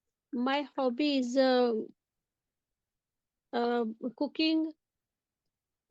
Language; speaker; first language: English; non-native, learner; Urdu